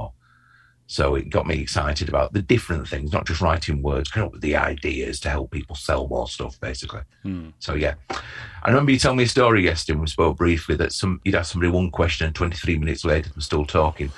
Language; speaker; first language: English; native; English